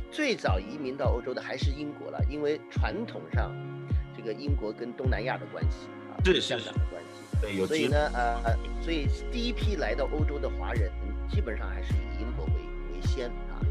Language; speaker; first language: Chinese; native; Chinese